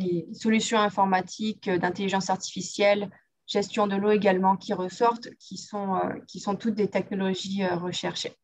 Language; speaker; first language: French; native; French